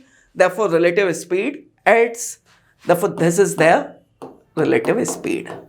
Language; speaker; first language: English; non-native, local second language; Hindi